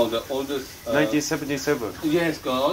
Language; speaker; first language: English; non-native, local second language; Malay